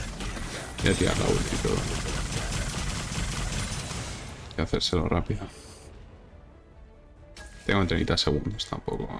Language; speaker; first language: Spanish; native; Spanish